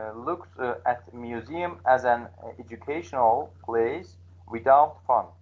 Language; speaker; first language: English; non-native, learner; Azerbaijani